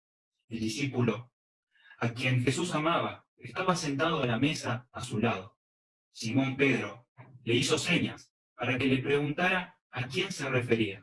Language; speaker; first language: Spanish; early bilingual, other home language; Korean